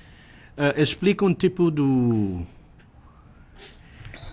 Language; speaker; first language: French; non-native, learner; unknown